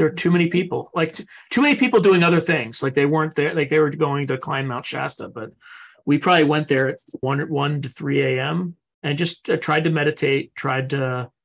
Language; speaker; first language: English; native; English